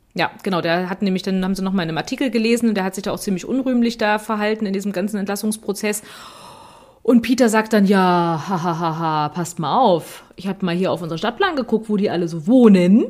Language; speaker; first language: German; native; German